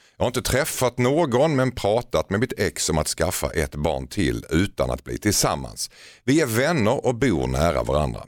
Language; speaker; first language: Swedish; native; Swedish